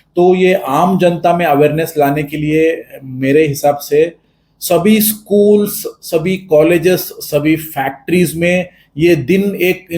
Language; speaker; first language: Hindi; non-native, local second language; Marathi